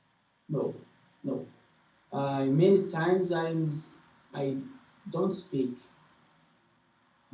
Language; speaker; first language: English; non-native, learner; Portuguese